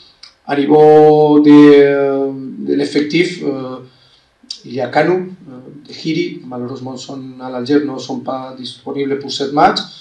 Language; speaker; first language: French; non-native, fluent; Spanish